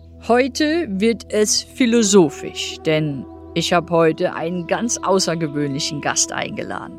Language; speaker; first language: German; native; German